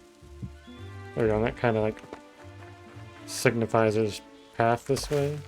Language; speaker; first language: English; native; English